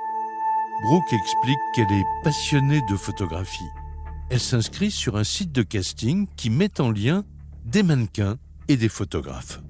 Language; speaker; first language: French; native; French